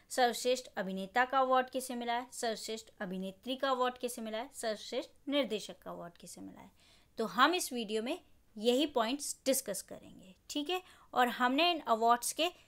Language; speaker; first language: Hindi; native; Hindi